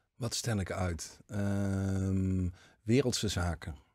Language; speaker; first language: Dutch; native; Dutch